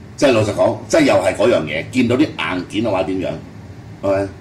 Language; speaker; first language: Cantonese; native; Cantonese